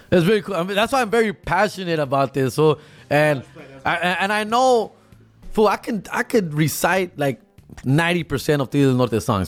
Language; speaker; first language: English; early bilingual, other home language; Spanish